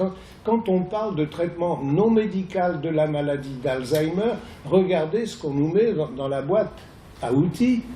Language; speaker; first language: French; native; French